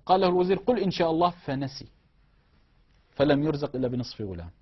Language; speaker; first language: Arabic; native; Arabic